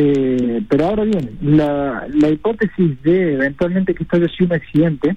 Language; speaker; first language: Spanish; native; Spanish